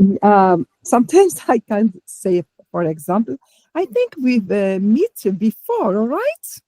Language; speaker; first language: English; non-native, learner; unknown